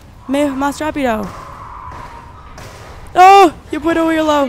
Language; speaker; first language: Spanish; non-native, learner; English